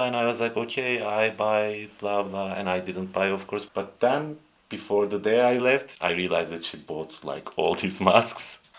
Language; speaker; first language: English; non-native, fluent; Turkish